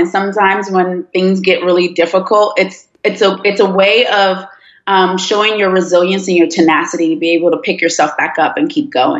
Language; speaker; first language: English; early bilingual, other home language; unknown